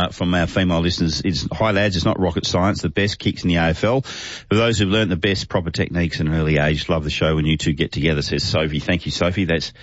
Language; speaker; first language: English; native; English